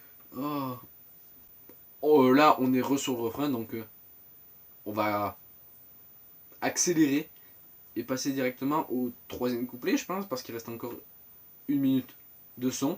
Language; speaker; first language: French; native; French